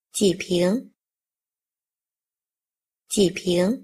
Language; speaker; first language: Chinese; non-native, fluent; Vietnamese